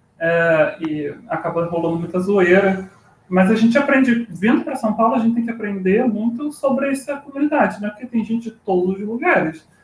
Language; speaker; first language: Portuguese; native; Portuguese